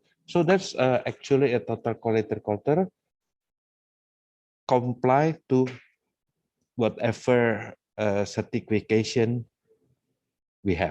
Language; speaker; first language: English; non-native, fluent; Indonesian